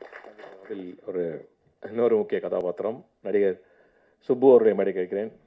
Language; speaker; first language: Tamil; native; Tamil